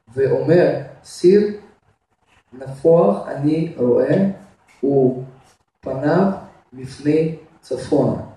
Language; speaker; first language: Hebrew; non-native, fluent; Russian